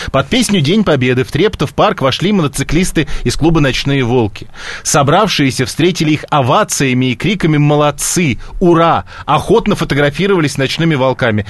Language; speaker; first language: Russian; native; Russian